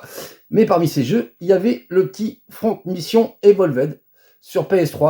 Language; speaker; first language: French; native; French